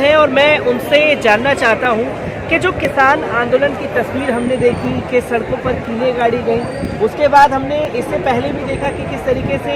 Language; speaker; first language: Hindi; native; Hindi